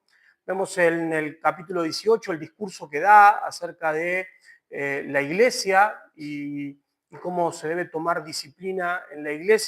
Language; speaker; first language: Spanish; native; Spanish